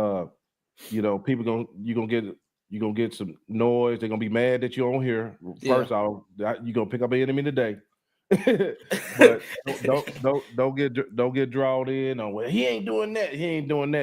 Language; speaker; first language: English; native; English